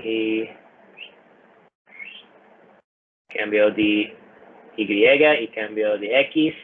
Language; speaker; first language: Spanish; non-native, learner; English